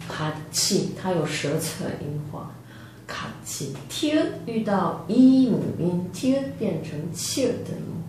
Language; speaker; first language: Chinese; native; Chinese